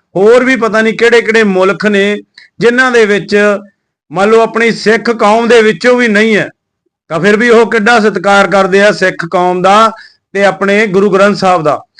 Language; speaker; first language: Punjabi; native; Punjabi